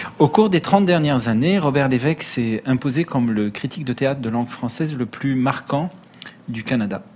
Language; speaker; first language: French; early bilingual, other home language; Arabic